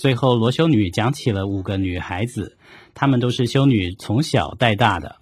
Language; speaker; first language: Chinese; native; Chinese